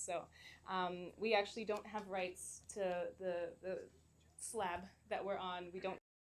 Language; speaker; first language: English; native; English